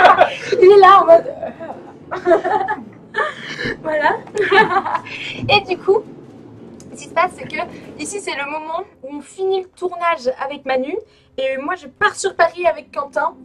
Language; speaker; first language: French; native; French